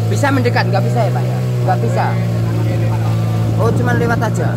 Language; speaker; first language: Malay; non-native, local second language; Javanese